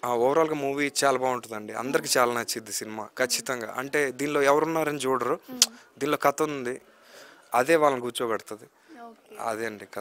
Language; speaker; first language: Telugu; native; Telugu